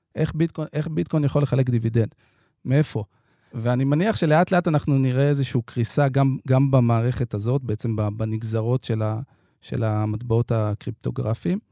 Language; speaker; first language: Hebrew; native; Hebrew